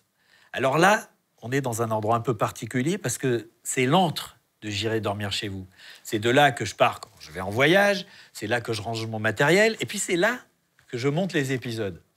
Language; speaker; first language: French; native; French